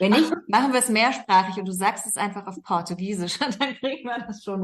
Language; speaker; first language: German; native; German